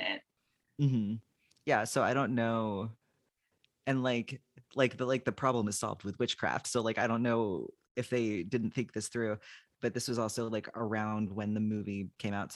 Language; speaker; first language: English; native; English